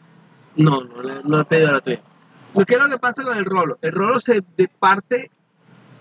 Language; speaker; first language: Spanish; native; Spanish